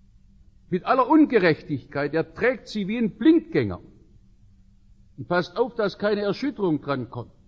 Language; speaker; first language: German; native; German